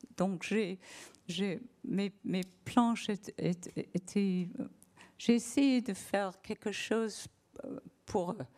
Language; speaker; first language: French; non-native, learner; English